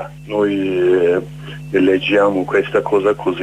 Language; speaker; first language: Italian; non-native, learner; Kurdish